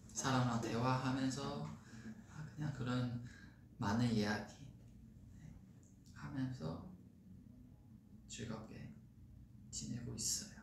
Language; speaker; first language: Korean; non-native, fluent; Chinese